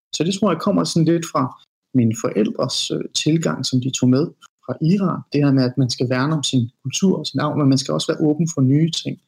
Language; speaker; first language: Danish; early bilingual, other home language; Persian